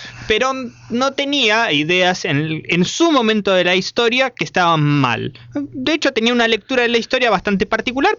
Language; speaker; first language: Spanish; native; Spanish